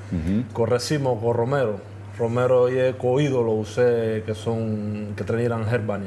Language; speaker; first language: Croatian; non-native, learner; Spanish